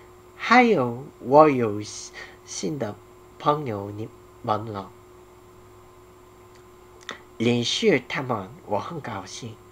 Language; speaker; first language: Chinese; non-native, learner; Korean